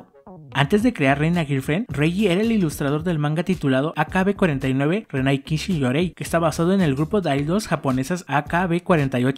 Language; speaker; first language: Spanish; native; Spanish